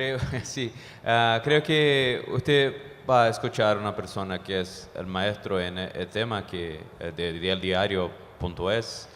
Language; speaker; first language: Spanish; non-native, fluent; Portuguese